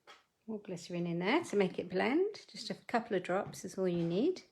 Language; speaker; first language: English; native; English